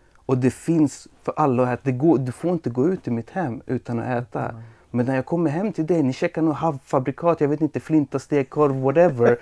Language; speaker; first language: Swedish; early bilingual, other home language; Persian